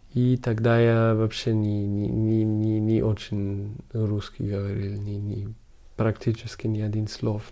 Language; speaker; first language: Russian; non-native, fluent; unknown